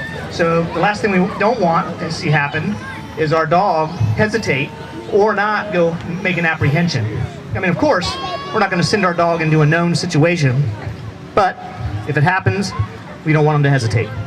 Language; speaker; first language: English; native; English